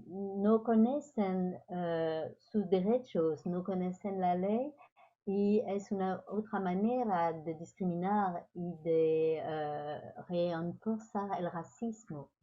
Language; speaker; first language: Spanish; non-native, learner; French